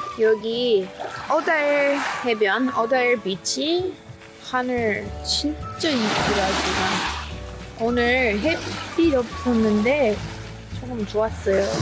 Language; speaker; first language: Korean; non-native, learner; English